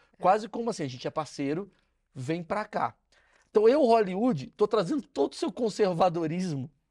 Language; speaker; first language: Portuguese; native; Portuguese